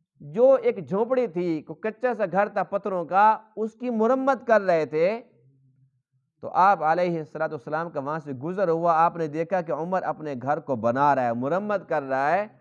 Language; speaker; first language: Urdu; non-native, local second language; Saraiki